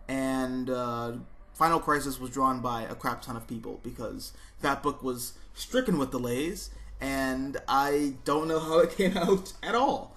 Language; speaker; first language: English; native; English